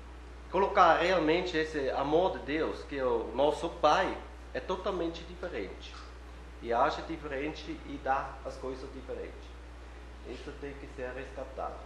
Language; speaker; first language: Portuguese; non-native, fluent; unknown